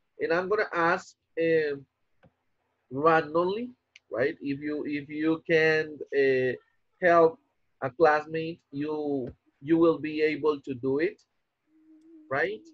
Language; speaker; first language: English; non-native, fluent; Spanish